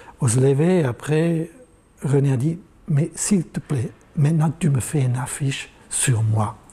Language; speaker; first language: French; non-native, local second language; German